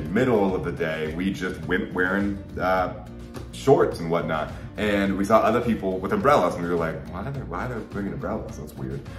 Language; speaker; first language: English; native; English